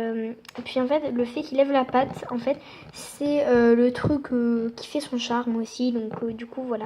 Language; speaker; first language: French; native; French